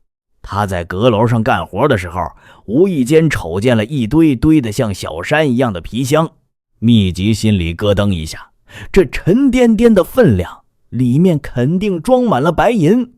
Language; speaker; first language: Chinese; native; Chinese